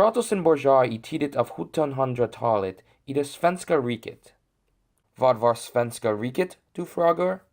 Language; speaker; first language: Swedish; non-native, learner; English